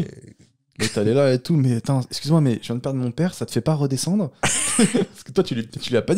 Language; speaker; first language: French; native; French